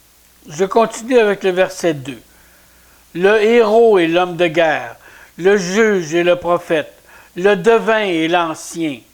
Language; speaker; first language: French; native; French